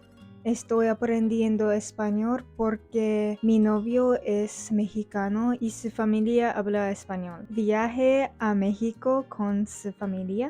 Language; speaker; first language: Spanish; non-native, learner; English